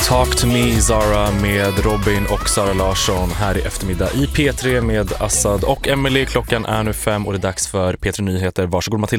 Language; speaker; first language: Swedish; native; Swedish